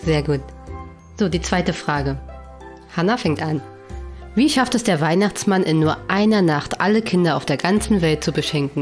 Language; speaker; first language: German; native; German